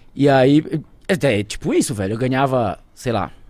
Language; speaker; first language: Portuguese; native; Portuguese